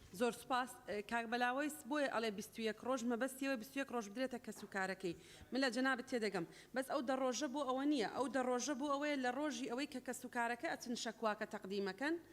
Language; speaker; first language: Central Kurdish; native; Central Kurdish